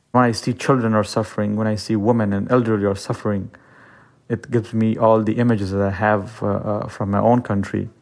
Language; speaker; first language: English; non-native, fluent; Persian